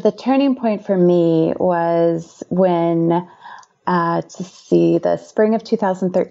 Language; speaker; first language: English; native; English